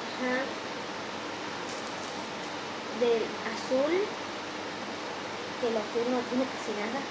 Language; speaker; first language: Spanish; native; Spanish